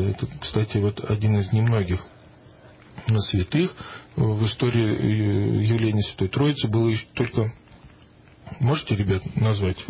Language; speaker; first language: Russian; native; Russian